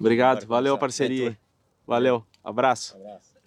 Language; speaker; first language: Portuguese; native; Portuguese